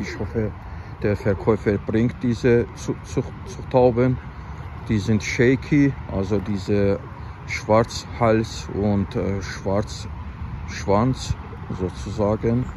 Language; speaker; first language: German; non-native, fluent; Azerbaijani